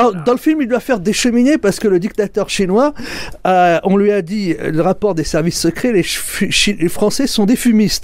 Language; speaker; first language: French; native; French